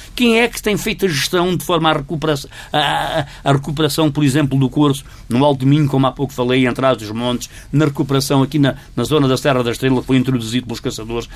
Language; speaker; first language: Portuguese; native; Portuguese